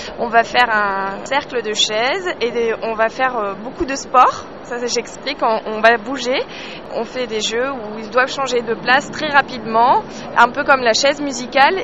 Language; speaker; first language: French; native; French